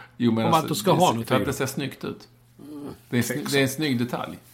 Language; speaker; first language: Swedish; native; Swedish